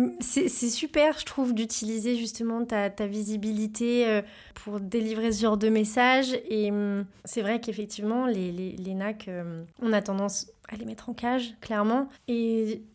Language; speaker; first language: French; native; French